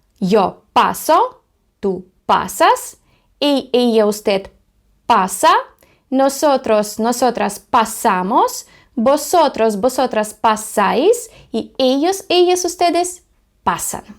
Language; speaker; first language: Spanish; non-native, fluent; Ukrainian